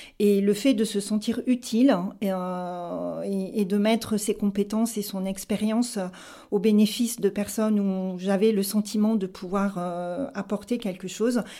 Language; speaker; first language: French; native; French